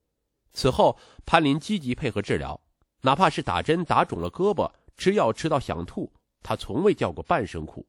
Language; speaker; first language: Chinese; native; Chinese